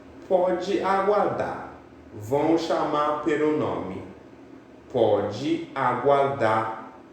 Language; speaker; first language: Portuguese; non-native, fluent; Haitian Creole